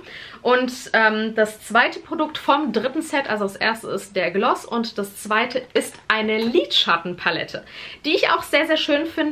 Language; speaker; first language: German; native; German